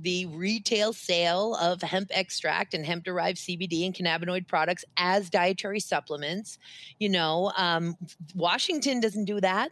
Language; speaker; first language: English; native; English